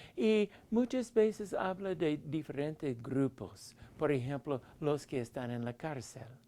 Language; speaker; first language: Spanish; non-native, fluent; English